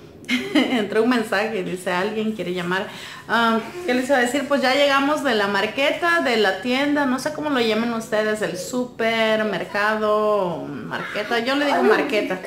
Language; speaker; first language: Spanish; native; Spanish